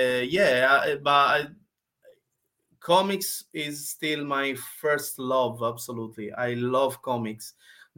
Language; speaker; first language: English; non-native, learner; Italian